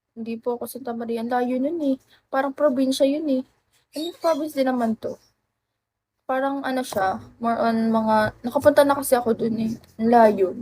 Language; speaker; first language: Filipino; native; Filipino